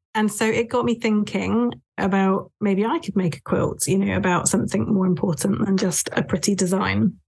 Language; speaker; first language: English; native; English